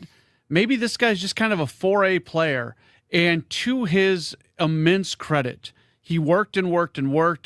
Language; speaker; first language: English; native; English